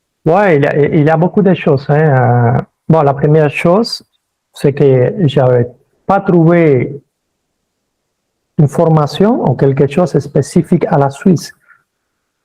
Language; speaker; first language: French; early bilingual, other home language; Spanish